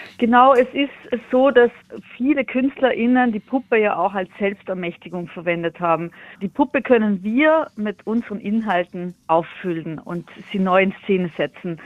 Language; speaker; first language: German; native; German